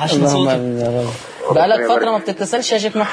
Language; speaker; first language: Arabic; native; Arabic